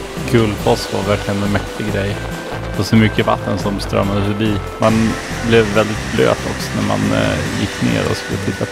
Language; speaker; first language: Swedish; native; Swedish